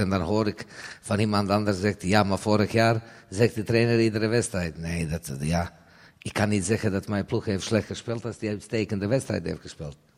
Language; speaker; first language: Dutch; non-native, fluent; Serbian